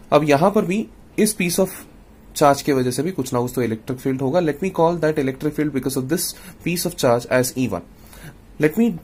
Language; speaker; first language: Hindi; non-native, local second language; Malayalam